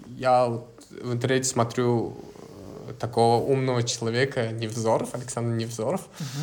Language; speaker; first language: Russian; non-native, local second language; Uzbek